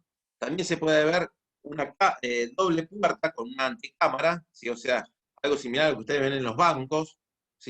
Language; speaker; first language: Spanish; native; Spanish